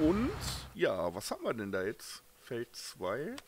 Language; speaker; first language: German; native; German